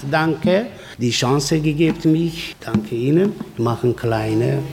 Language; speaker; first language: German; non-native, learner; Kurdish